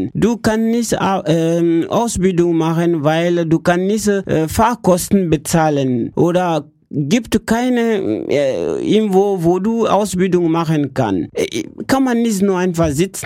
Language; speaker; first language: German; non-native, learner; French